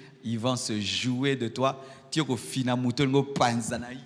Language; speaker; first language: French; non-native, local second language; Lingala